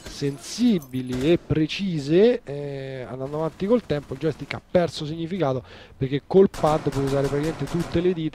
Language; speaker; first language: Italian; native; Italian